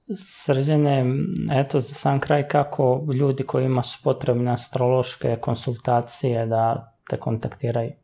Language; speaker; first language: Serbian; native; Serbian